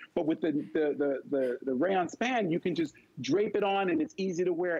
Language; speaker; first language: English; native; English